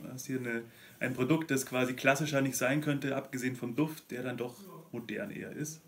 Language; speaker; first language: German; native; German